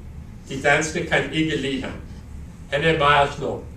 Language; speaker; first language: Danish; non-native, learner; English